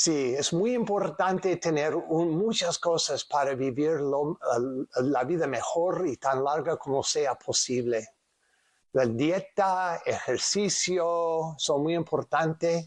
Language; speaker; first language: Spanish; non-native, learner; English